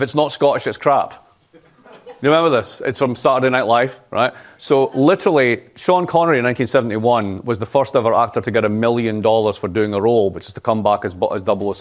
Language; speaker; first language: English; native; English